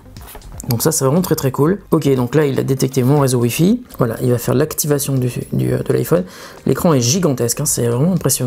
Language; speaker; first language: French; native; French